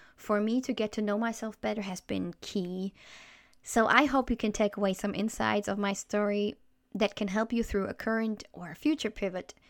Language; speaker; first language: English; non-native, fluent; German